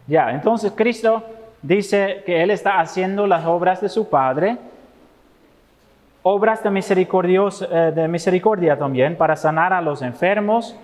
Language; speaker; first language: Spanish; non-native, fluent; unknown